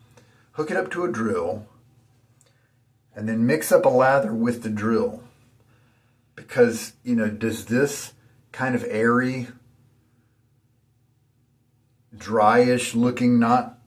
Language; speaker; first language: English; native; English